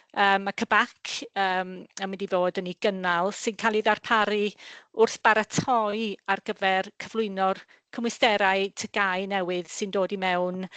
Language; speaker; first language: Welsh; native; Welsh